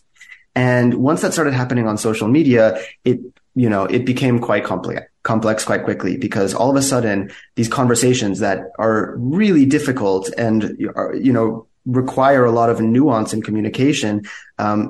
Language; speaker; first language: English; native; English